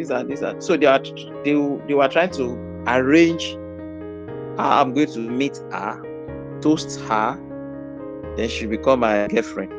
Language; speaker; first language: English; non-native, local second language; Yoruba